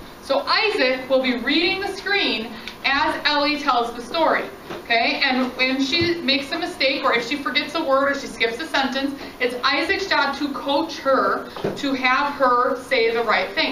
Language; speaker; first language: English; native; English